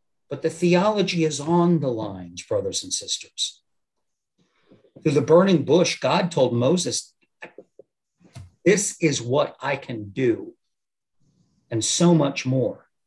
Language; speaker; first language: English; native; English